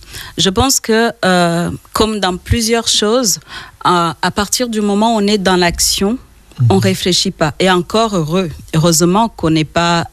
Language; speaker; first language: French; early bilingual, other home language; Kinyarwanda